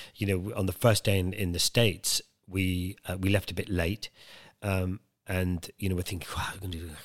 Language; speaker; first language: English; native; English